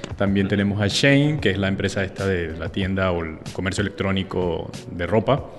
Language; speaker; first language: Spanish; native; Spanish